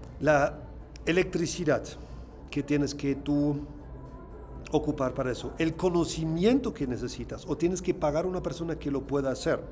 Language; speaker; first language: Spanish; non-native, fluent; German